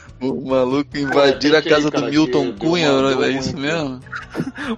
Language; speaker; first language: Portuguese; native; Portuguese